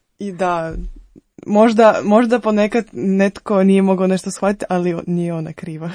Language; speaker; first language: Croatian; non-native, fluent; Ukrainian